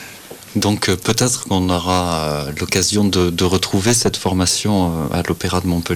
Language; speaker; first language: French; native; French